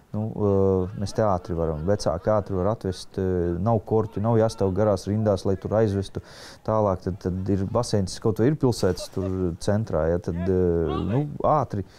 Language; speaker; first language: Latvian; native; Latvian